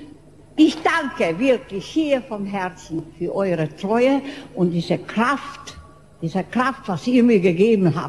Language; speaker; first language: German; non-native, fluent; Hungarian